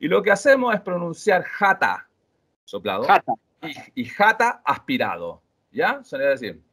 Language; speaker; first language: Spanish; native; Spanish